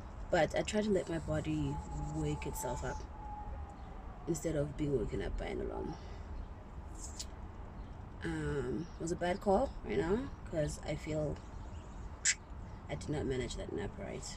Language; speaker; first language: English; non-native, local second language; Zulu